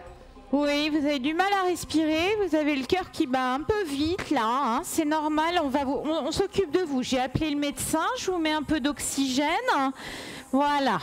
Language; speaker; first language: French; native; French